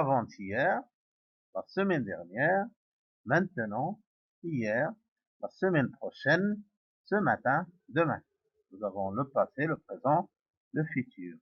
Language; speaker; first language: French; non-native, local second language; Arabic